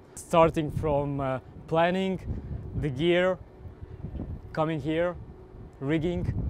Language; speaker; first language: English; non-native, fluent; Estonian